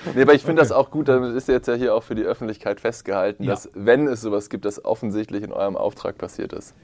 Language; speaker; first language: German; native; German